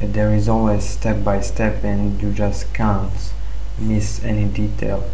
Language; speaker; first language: English; non-native, fluent; Serbian